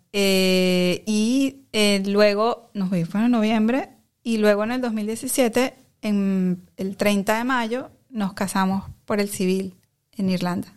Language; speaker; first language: Spanish; native; Spanish